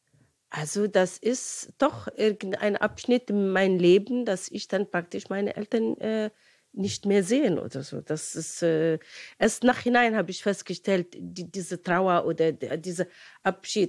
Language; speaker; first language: German; non-native, fluent; Arabic